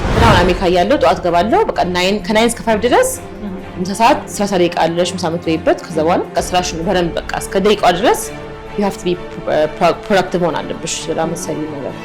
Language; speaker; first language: Amharic; early bilingual, heritage; Amharic